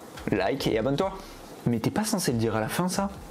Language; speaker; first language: French; native; French